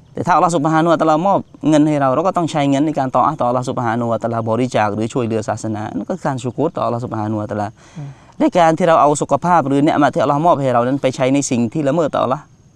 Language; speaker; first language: Thai; non-native, local second language; Malay